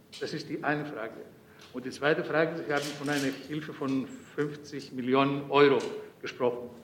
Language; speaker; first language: German; non-native, fluent; Greek